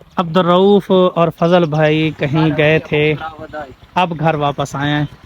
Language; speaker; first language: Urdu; non-native, local second language; Saraiki